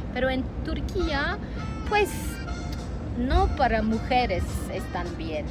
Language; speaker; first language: Spanish; non-native, learner; Turkish